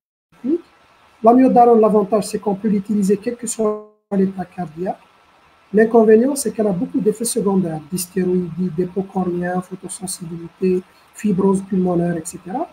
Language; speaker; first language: French; non-native, local second language; Arabic